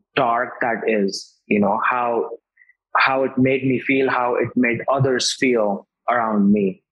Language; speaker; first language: English; non-native, local second language; Hindi